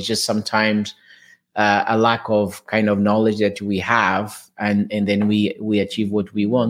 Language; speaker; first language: English; non-native, fluent; Portuguese